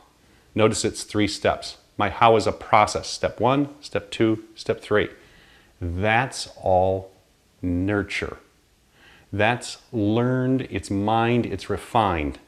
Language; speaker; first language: English; native; English